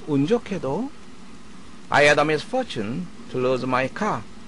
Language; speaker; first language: English; non-native, fluent; Korean